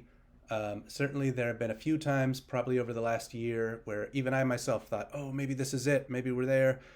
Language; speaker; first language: English; native; English